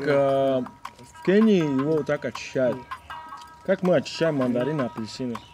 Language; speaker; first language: Russian; non-native, local second language; Tajik